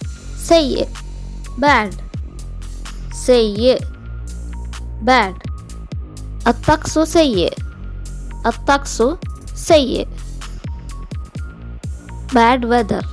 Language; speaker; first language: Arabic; non-native, fluent; Malayalam